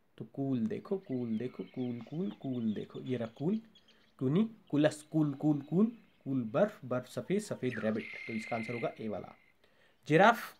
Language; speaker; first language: Hindi; native; Hindi